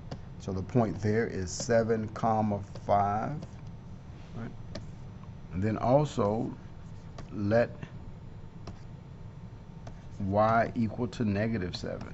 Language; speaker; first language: English; native; English